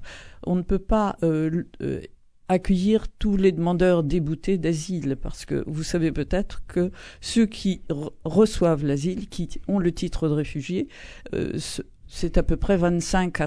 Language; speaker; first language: French; native; French